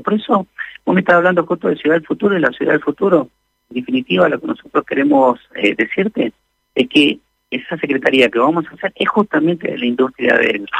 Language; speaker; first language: Spanish; native; Spanish